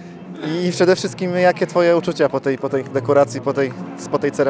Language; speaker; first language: Polish; native; Polish